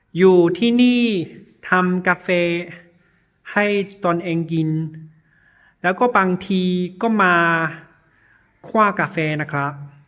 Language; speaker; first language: Thai; non-native, learner; Chinese